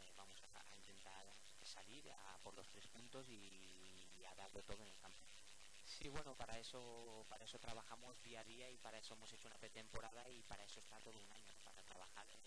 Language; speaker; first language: Spanish; native; Spanish